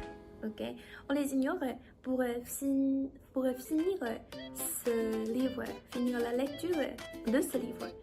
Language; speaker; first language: French; non-native, learner; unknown